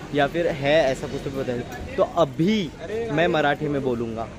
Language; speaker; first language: Hindi; non-native, local second language; Marathi